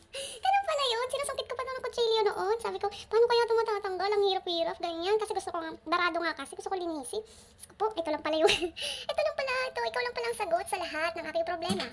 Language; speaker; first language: Filipino; native; Filipino